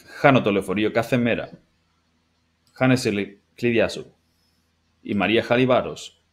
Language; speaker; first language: Greek; non-native, learner; English